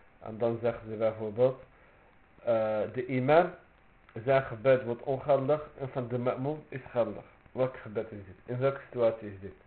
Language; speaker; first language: Dutch; early bilingual, other home language; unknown